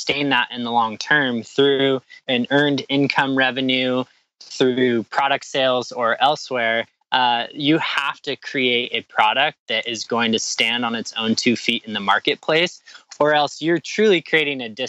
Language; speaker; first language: English; native; English